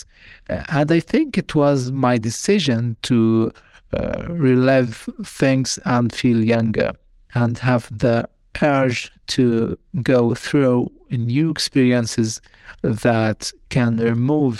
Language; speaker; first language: English; non-native, fluent; Arabic